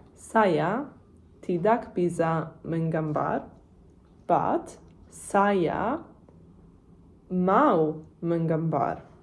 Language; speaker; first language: Indonesian; non-native, learner; Italian